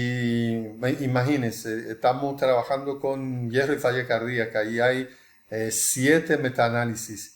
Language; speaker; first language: Spanish; non-native, fluent; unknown